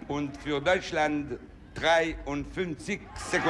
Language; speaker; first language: German; non-native, local second language; Italian